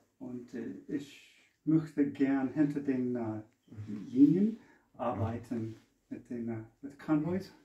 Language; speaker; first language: German; non-native, learner; English